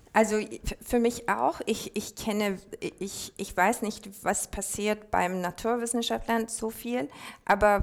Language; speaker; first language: German; non-native, fluent; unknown